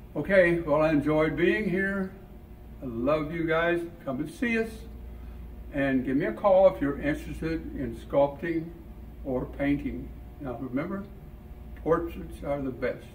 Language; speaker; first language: English; native; English